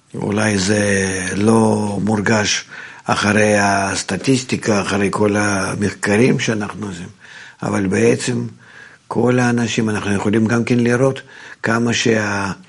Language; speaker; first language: Hebrew; non-native, fluent; Russian